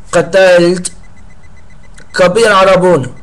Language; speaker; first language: Arabic; non-native, learner; English